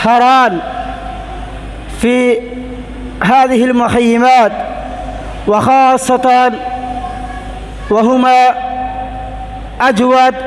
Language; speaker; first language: Arabic; non-native, learner; Rohingya